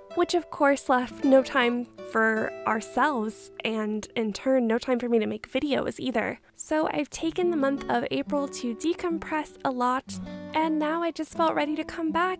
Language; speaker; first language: English; native; English